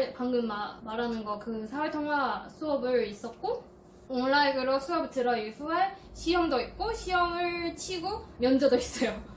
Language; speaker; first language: Korean; non-native, fluent; Chinese